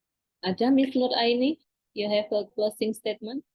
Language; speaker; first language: English; non-native, fluent; Indonesian